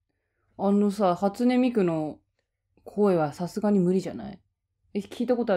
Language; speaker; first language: Japanese; native; Japanese